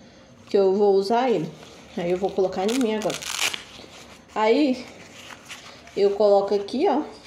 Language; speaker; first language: Portuguese; native; Portuguese